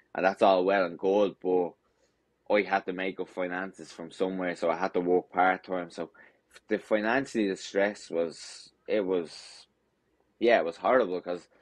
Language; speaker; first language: English; native; English